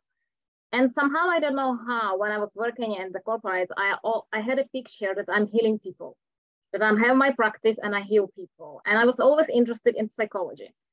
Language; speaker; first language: English; non-native, fluent; Czech